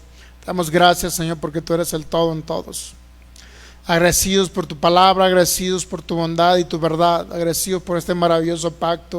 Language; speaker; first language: Spanish; native; Spanish